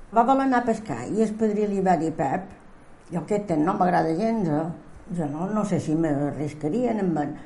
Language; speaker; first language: Catalan; native; Catalan